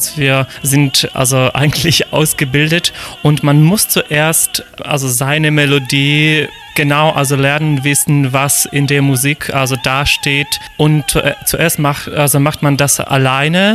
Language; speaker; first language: German; non-native, fluent; Polish